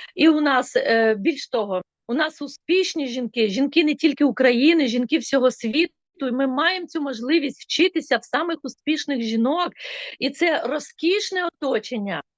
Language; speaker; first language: Ukrainian; non-native, local second language; Russian